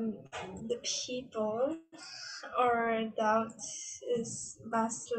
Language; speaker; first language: English; non-native, learner; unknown